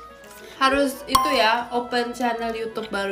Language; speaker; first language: Indonesian; early bilingual, other home language; Korean